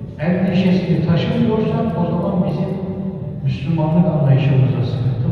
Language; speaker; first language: Turkish; native; Turkish